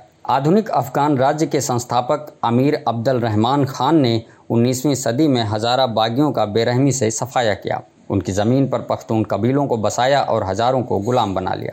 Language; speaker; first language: Hindi; native; Hindi